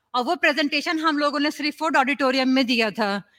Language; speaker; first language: Hindi; native; Hindi